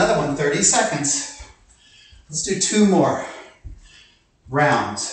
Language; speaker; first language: English; native; English